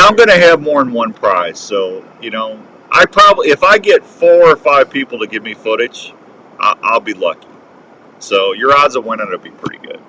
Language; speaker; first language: English; native; English